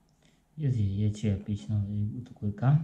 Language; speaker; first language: Russian; non-native, learner; Chinese